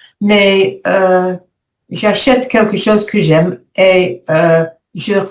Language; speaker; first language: French; non-native, learner; English